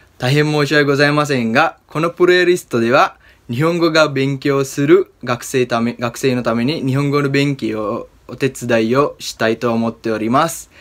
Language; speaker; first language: Japanese; non-native, fluent; Sinhala